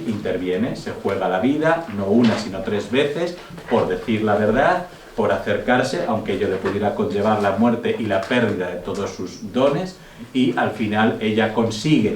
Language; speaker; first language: Spanish; native; Spanish